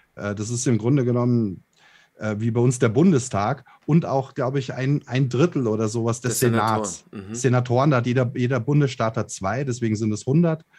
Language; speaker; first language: German; native; German